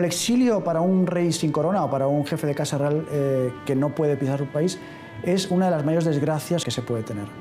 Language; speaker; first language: Spanish; native; Spanish